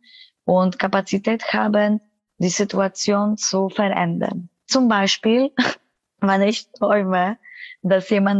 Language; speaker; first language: German; non-native, fluent; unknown